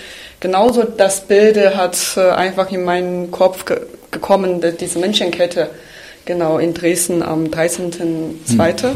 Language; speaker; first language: German; non-native, fluent; Chinese